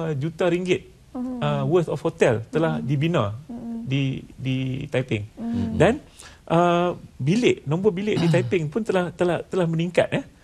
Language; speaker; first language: Malay; native; Malay